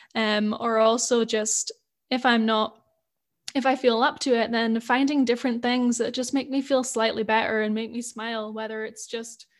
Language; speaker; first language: English; native; English